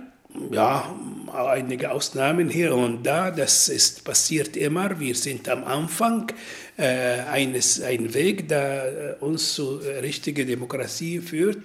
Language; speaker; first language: German; non-native, learner; Arabic